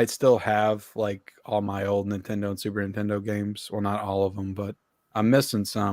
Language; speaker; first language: English; native; English